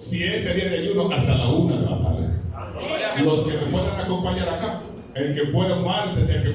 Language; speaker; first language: Spanish; native; Spanish